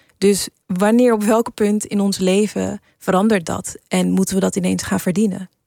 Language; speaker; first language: Dutch; early bilingual, other home language; English